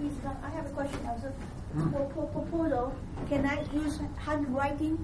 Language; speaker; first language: English; non-native, learner; Chinese